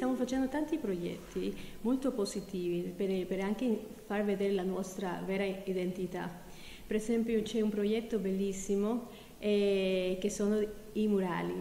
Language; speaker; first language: Italian; non-native, fluent; Spanish